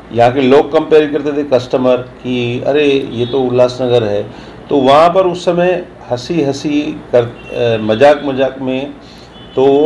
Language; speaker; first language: Hindi; non-native, local second language; Sindhi